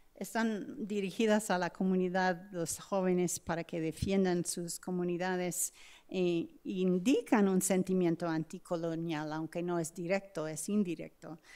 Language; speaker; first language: Spanish; non-native, fluent; English